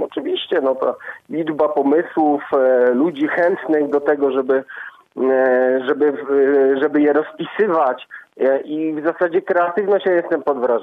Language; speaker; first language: Polish; native; Polish